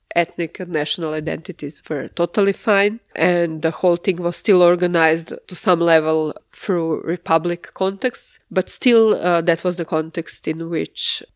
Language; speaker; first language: English; non-native, fluent; Serbian